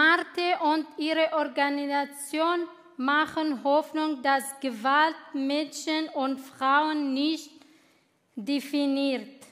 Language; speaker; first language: German; non-native, fluent; Kurdish